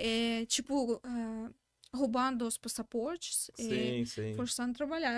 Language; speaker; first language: Portuguese; non-native, learner; Russian